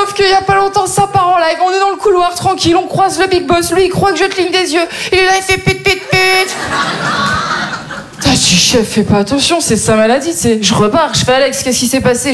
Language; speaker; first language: French; native; French